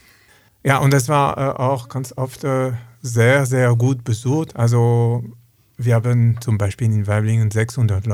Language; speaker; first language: German; non-native, learner; French